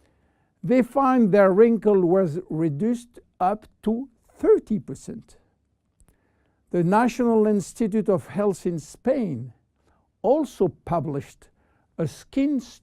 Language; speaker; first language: English; non-native, fluent; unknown